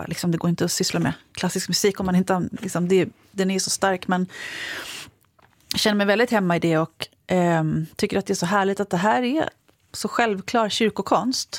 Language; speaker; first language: Swedish; native; Swedish